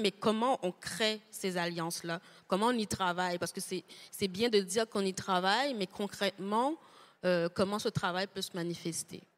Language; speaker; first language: French; native; French